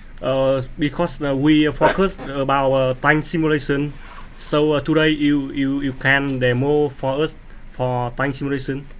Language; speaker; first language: English; non-native, learner; Vietnamese